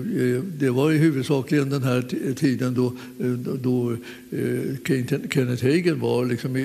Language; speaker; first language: Swedish; native; Swedish